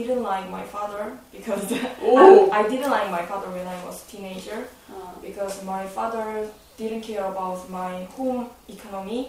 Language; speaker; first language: English; non-native, learner; Korean